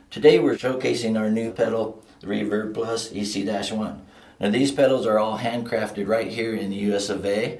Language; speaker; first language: English; native; English